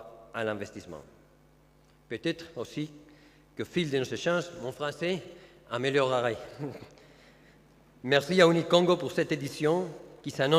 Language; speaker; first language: French; non-native, fluent; Spanish